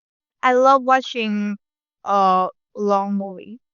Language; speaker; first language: English; non-native, learner; Vietnamese